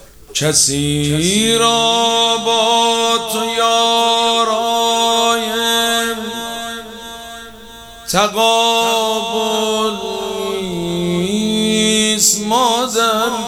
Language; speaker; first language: Persian; native; Persian